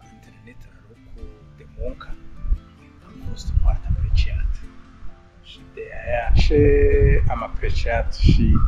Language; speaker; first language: Romanian; non-native, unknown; Rundi